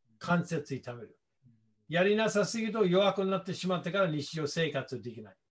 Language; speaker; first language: Japanese; non-native, fluent; English